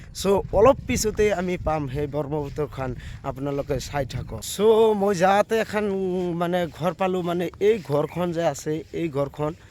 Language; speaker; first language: Assamese; non-native, local second language; Bangla